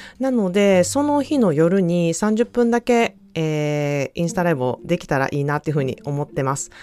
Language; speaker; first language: Japanese; native; Japanese